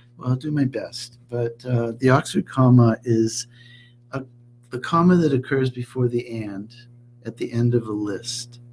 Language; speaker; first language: English; native; English